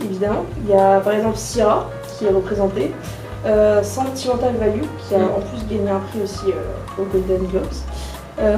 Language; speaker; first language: French; native; French